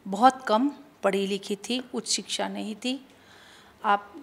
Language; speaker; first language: Hindi; native; Hindi